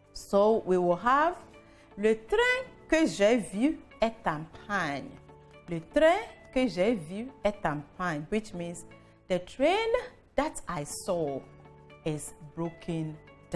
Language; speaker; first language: French; non-native, fluent; English